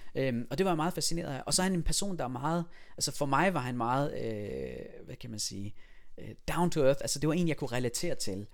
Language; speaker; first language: Danish; early bilingual, other home language; Persian